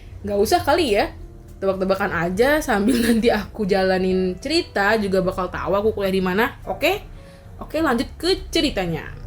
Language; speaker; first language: Indonesian; native; Indonesian